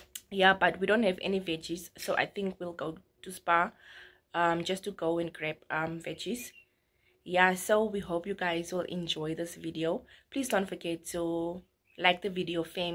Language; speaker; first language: English; non-native, local second language; Afrikaans